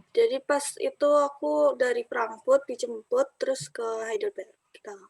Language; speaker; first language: Indonesian; native; Indonesian